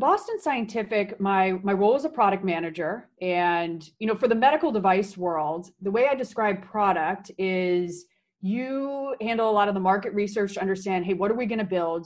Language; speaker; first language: English; native; English